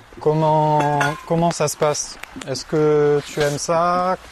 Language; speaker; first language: French; native; French